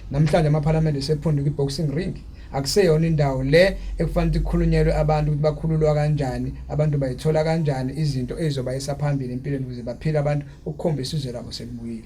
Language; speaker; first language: Zulu; native; Zulu